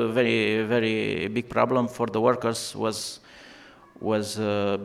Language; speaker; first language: English; non-native, learner; Romanian